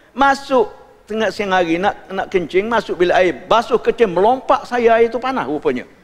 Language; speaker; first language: Malay; native; Malay